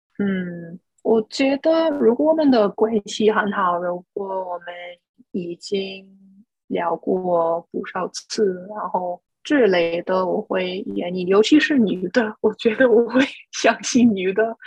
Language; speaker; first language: Chinese; non-native, fluent; English